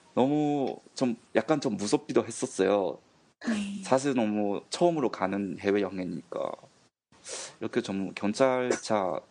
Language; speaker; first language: Korean; non-native, fluent; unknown